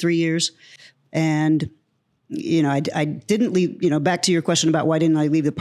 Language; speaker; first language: English; native; English